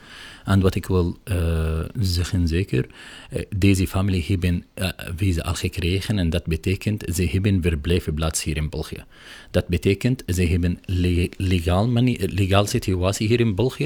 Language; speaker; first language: Dutch; non-native, learner; Arabic